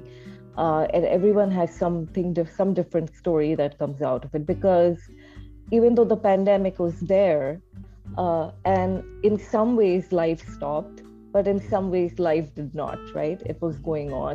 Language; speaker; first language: English; non-native, local second language; Hindi